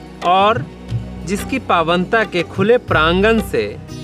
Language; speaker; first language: Hindi; native; Hindi